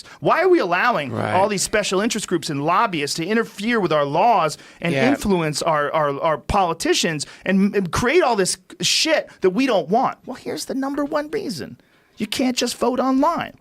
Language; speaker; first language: English; native; English